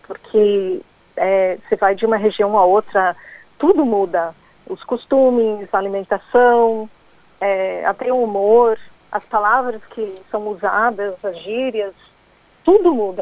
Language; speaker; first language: Portuguese; non-native, fluent; English